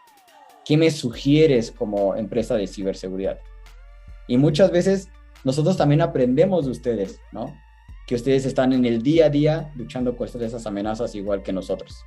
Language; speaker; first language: Spanish; native; Spanish